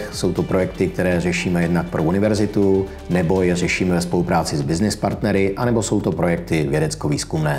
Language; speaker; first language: Czech; native; Czech